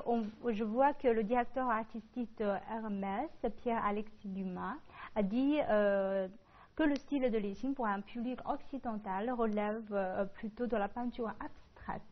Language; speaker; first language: French; non-native, fluent; Chinese